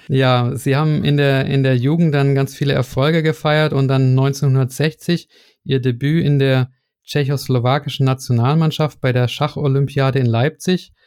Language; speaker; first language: German; native; German